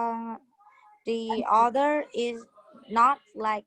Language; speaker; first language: English; non-native, learner; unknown